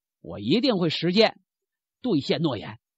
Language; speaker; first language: Chinese; native; Chinese